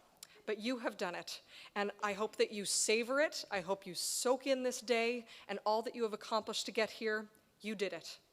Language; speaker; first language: English; native; English